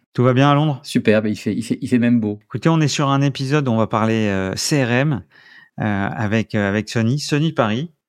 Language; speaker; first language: French; native; French